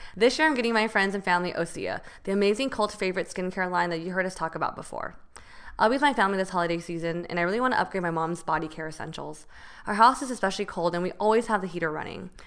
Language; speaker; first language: English; early bilingual, other home language; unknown